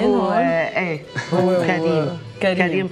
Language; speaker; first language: Arabic; native; Arabic